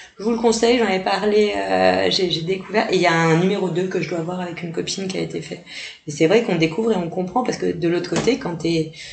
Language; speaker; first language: French; native; French